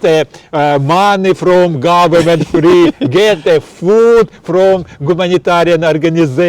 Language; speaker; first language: English; non-native, learner; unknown